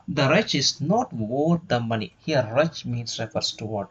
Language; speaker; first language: English; non-native, local second language; Kannada